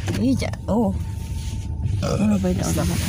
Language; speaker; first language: Turkish; non-native, learner; Filipino